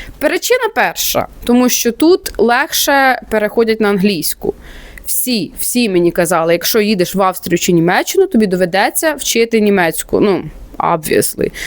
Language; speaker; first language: Ukrainian; non-native, local second language; Russian